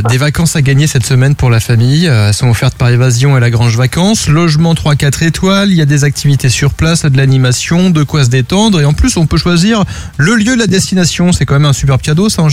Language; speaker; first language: French; native; French